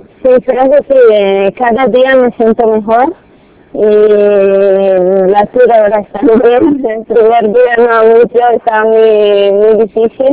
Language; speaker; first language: Spanish; non-native, learner; Russian